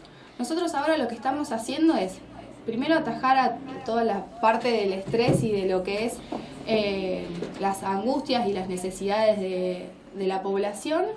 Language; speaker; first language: Spanish; native; Spanish